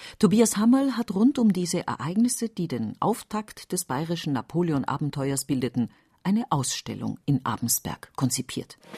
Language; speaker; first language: German; native; German